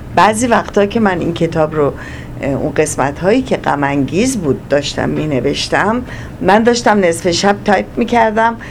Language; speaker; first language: Persian; native; Persian